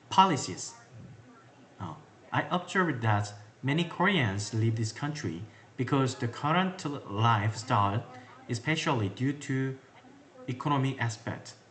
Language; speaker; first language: English; non-native, learner; Korean